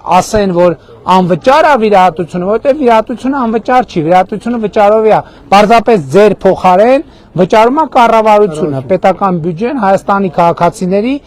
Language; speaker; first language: Armenian; native; Armenian